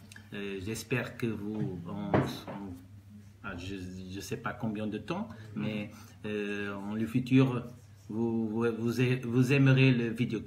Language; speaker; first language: French; non-native, learner; Portuguese